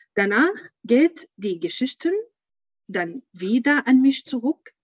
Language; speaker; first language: German; non-native, learner; Arabic